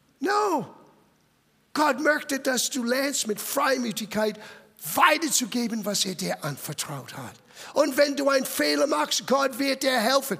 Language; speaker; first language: German; non-native, fluent; English